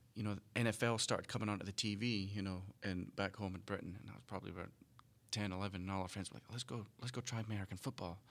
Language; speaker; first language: English; native; English